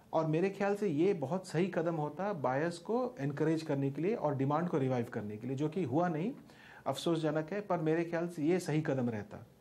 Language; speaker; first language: Hindi; native; Hindi